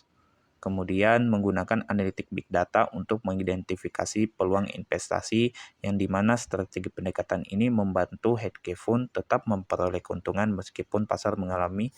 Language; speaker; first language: Indonesian; native; Indonesian